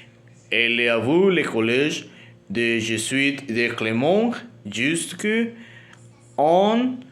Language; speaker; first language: French; non-native, learner; Spanish